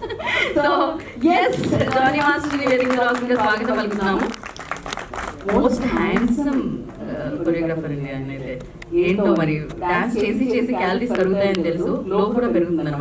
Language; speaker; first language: Telugu; native; Telugu